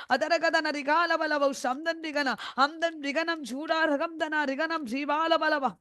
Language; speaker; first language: Hindi; non-native, local second language; Malayalam